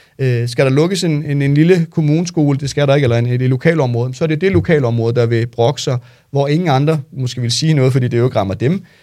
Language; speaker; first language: Danish; early bilingual, other home language; Turkish